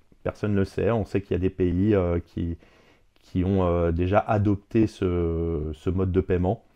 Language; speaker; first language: French; native; French